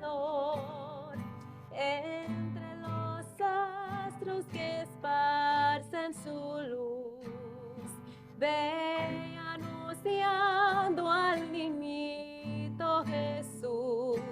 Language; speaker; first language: Spanish; early bilingual, other home language; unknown